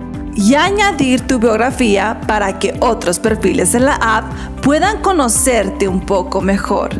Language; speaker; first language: Spanish; native; Spanish